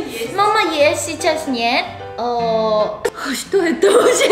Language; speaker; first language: Russian; non-native, learner; Korean